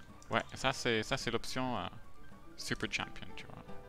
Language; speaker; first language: French; native; French